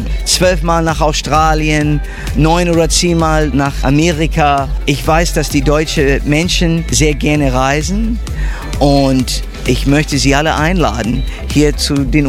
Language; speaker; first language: German; early bilingual, heritage; English